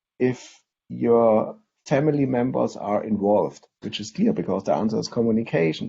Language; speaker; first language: English; non-native, fluent; German